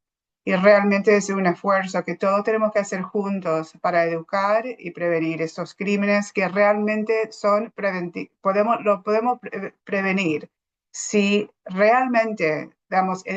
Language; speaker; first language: Spanish; non-native, fluent; English